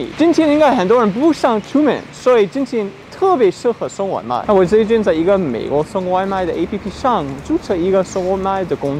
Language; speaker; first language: Chinese; non-native, fluent; English